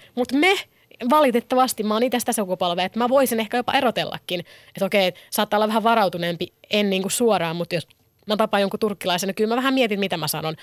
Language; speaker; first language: Finnish; early bilingual, other home language; Kurdish